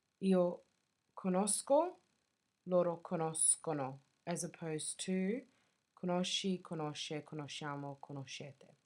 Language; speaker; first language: Italian; non-native, fluent; English